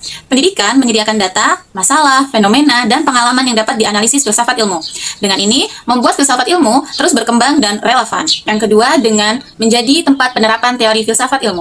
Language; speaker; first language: Indonesian; native; Indonesian